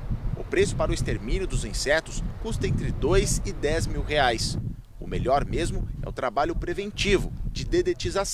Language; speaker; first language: Portuguese; native; Portuguese